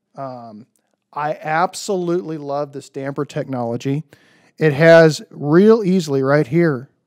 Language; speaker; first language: English; native; English